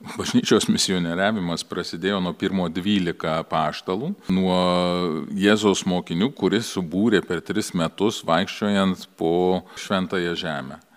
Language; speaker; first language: Lithuanian; early bilingual, heritage; Lithuanian